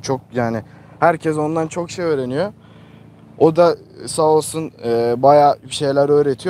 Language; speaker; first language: Turkish; early bilingual, heritage; Turkish